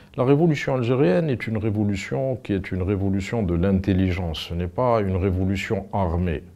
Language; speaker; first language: French; non-native, local second language; Arabic